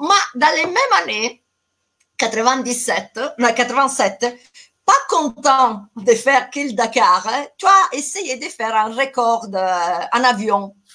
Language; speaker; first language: French; non-native, fluent; Italian